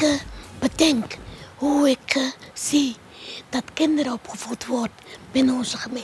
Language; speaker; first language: Dutch; non-native, local second language; Papiamento